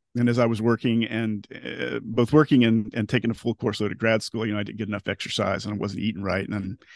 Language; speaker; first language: English; native; English